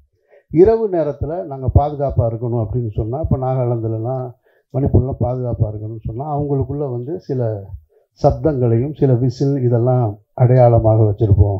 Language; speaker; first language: Tamil; native; Tamil